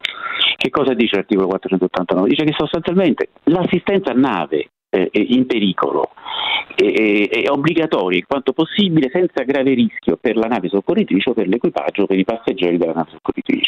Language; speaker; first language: Italian; native; Italian